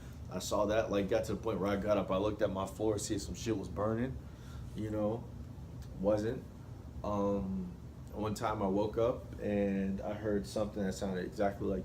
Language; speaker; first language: English; native; English